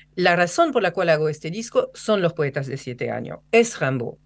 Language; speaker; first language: Spanish; non-native, fluent; French